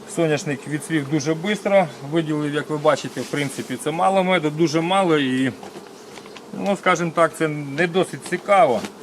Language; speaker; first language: Ukrainian; non-native, local second language; Russian